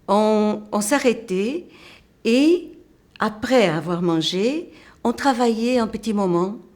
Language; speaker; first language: French; non-native, fluent; Portuguese